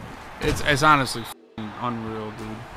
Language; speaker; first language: English; native; English